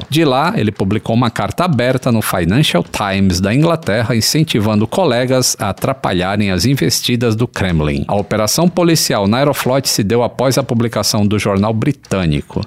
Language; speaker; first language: Portuguese; native; Portuguese